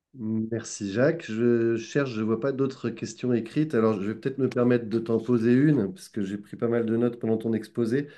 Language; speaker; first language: French; native; French